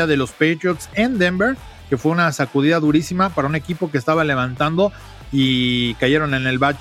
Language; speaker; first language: Spanish; native; Spanish